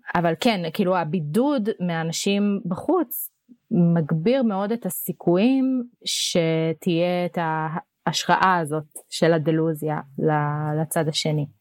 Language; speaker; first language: Hebrew; native; Hebrew